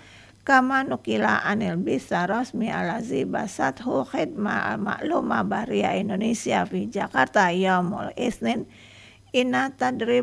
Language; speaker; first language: Arabic; non-native, fluent; Indonesian